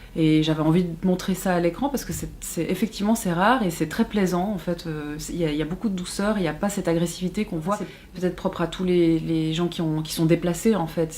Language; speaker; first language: French; native; French